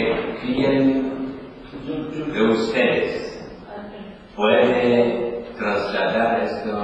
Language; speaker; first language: Spanish; non-native, learner; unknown